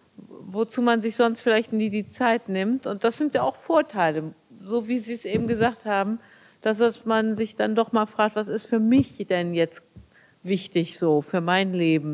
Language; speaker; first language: German; native; German